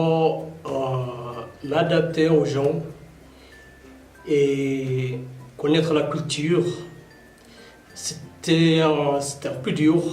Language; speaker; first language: French; non-native, learner; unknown